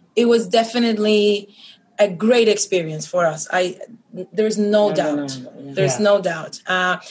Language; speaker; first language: English; non-native, fluent; Spanish